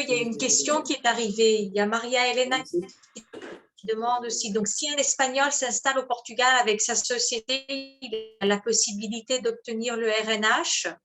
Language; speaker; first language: French; native; French